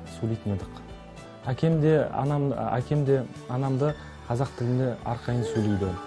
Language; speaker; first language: Kazakh; non-native, local second language; Azerbaijani